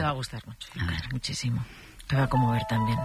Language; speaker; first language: Spanish; native; Spanish